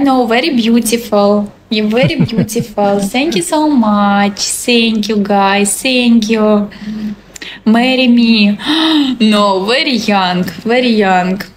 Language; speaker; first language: English; non-native, learner; Russian